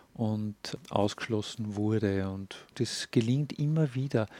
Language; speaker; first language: German; native; German